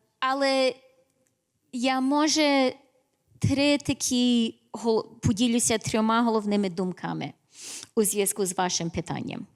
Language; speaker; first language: Ukrainian; early bilingual, heritage; English